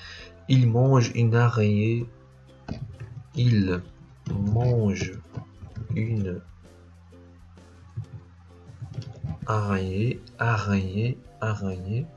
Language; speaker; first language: French; non-native, fluent; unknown